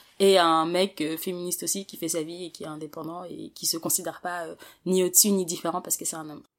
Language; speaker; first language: French; early bilingual, other home language; Wolof